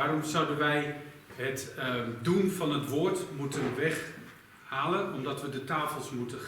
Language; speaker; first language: Dutch; native; Dutch